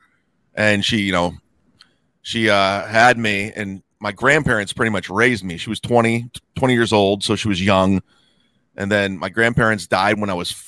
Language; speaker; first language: English; native; English